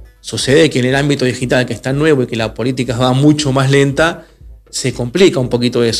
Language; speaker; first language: Spanish; native; Spanish